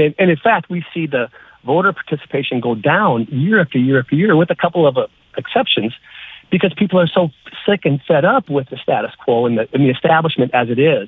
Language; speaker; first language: English; native; English